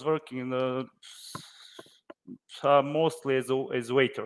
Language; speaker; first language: English; non-native, learner; Croatian